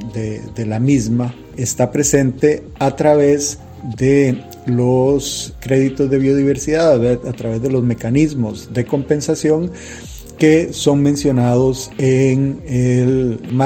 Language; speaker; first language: Spanish; native; Spanish